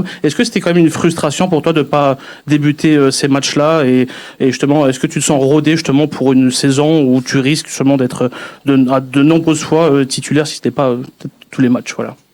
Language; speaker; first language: French; native; French